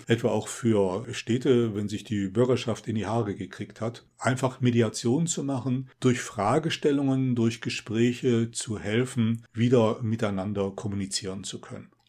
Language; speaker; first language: German; native; German